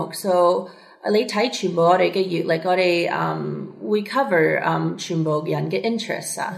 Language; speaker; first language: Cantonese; early bilingual, heritage; Cantonese